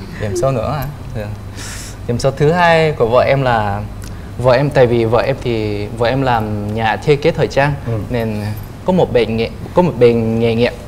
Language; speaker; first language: Vietnamese; non-native, fluent; Korean